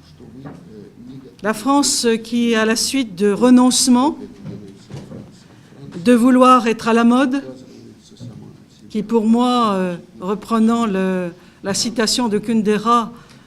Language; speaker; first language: French; native; French